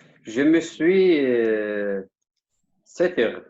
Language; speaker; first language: French; non-native, learner; Kurdish